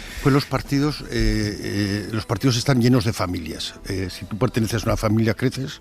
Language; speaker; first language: Spanish; native; Spanish